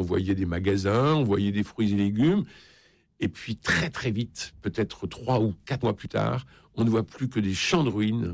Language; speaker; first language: French; native; French